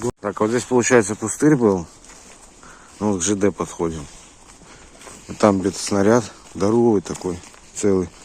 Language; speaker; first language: Russian; native; Russian